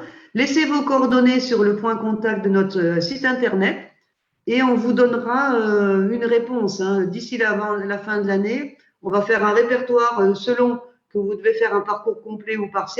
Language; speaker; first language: French; native; French